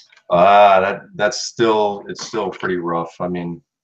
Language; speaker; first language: English; native; English